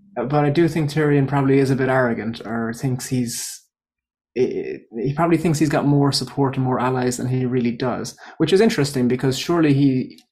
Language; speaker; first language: English; native; English